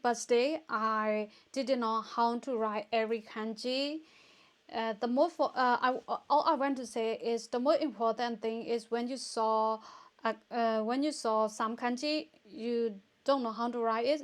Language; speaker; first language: English; non-native, fluent; Burmese